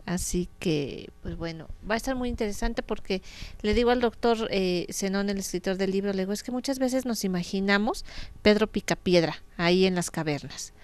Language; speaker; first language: Spanish; native; Spanish